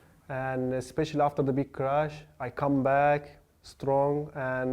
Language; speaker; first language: English; non-native, learner; Turkish